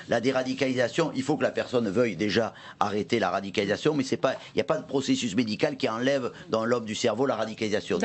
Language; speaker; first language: French; native; French